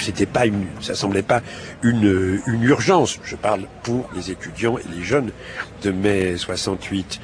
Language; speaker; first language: French; native; French